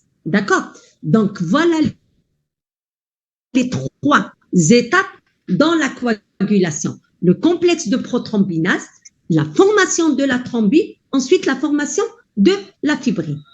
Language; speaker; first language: French; non-native, local second language; Arabic